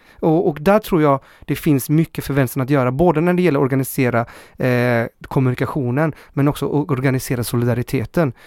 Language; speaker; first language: Swedish; early bilingual, other home language; Spanish